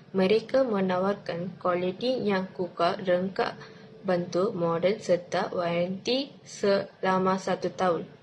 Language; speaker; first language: Malay; non-native, local second language; Tamil